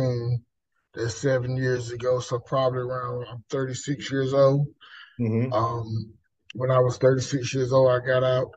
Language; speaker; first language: English; native; English